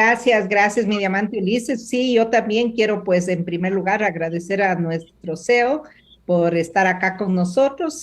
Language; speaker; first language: Spanish; native; Spanish